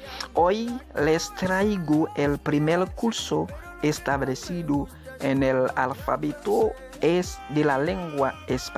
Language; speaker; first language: Spanish; non-native, learner; Haitian Creole